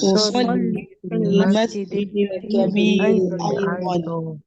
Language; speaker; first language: Arabic; non-native, learner; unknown